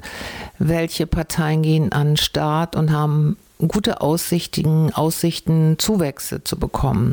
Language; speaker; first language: German; native; German